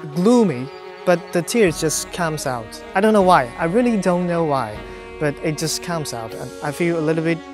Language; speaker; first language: English; non-native, learner; Chinese